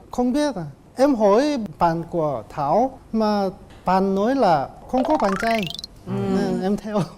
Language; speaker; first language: Vietnamese; non-native, learner; Korean